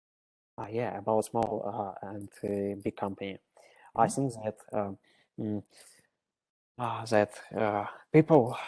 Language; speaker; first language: English; non-native, learner; Russian